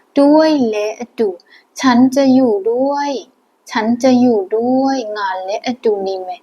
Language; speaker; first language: Thai; non-native, fluent; Burmese